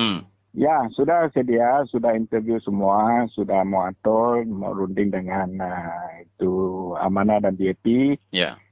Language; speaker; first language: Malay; non-native, local second language; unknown